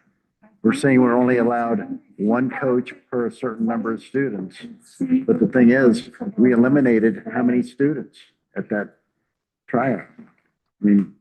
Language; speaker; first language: English; native; English